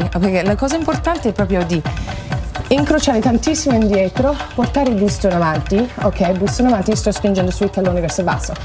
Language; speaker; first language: Italian; non-native, fluent; English